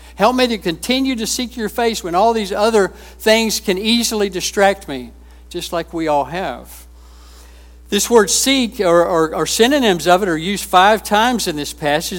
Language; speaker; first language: English; native; English